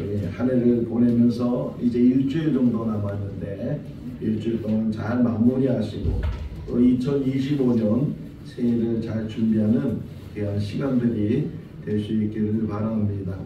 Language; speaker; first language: Korean; native; Korean